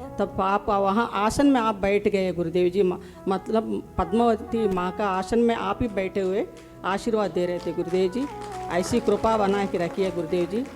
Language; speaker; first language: Hindi; non-native, local second language; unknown